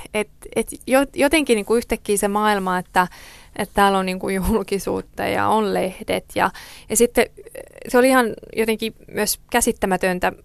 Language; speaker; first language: Finnish; early bilingual, other home language; Persian